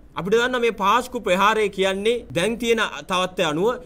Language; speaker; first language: Sinhala; non-native, local second language; Tamil